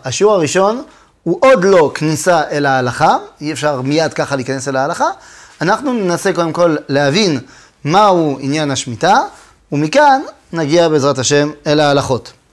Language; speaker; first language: Hebrew; non-native, fluent; French